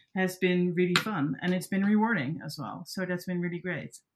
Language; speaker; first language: English; non-native, fluent; Dutch